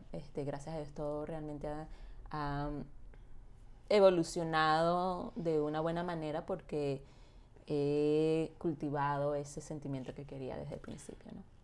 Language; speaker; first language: Spanish; native; Spanish